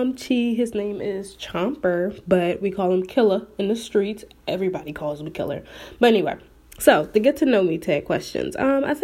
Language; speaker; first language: English; native; English